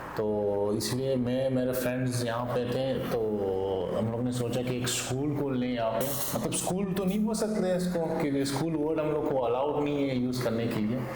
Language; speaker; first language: Urdu; non-native, local second language; Hazaragi